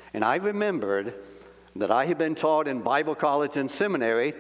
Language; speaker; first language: English; native; English